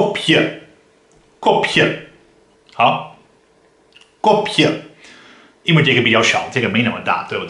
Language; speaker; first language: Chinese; non-native, fluent; Dutch